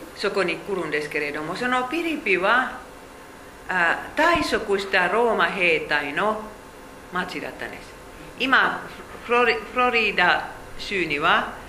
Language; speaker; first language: Japanese; non-native, fluent; Finnish